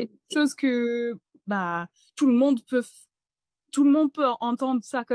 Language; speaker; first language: French; non-native, fluent; English